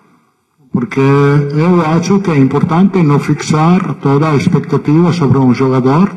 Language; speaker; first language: Portuguese; non-native, learner; Italian